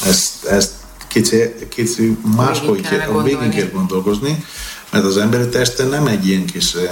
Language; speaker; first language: Hungarian; non-native, fluent; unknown